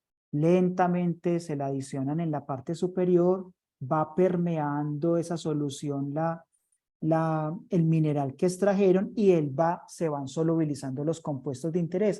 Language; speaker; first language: Spanish; native; Spanish